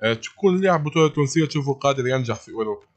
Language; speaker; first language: Arabic; native; Arabic